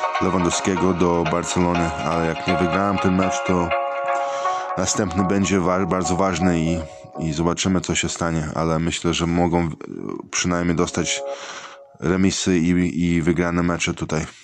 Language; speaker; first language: Polish; early bilingual, heritage; Polish